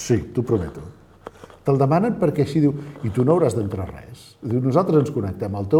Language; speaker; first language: Catalan; native; Catalan